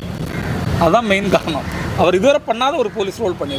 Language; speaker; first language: Tamil; native; Tamil